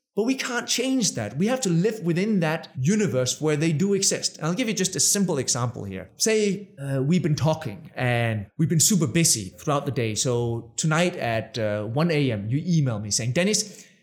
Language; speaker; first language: English; non-native, fluent; Danish